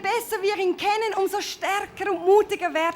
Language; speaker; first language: German; native; German